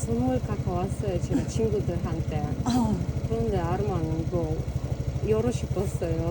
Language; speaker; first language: Korean; non-native, learner; Kazakh